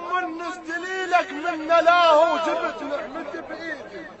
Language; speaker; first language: Arabic; native; Arabic